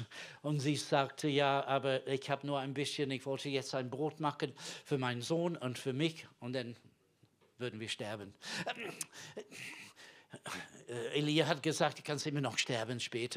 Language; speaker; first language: German; non-native, fluent; English